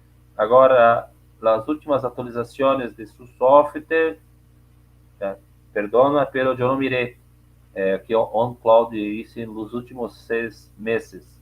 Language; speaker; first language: Spanish; non-native, learner; Portuguese